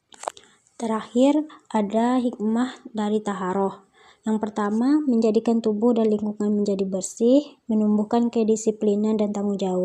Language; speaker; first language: Indonesian; native; Indonesian